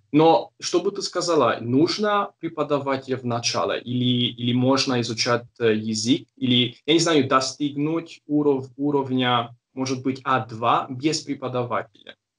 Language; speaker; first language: Russian; non-native, learner; Hungarian